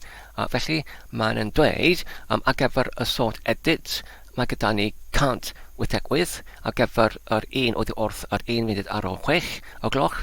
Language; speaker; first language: Welsh; non-native, learner; English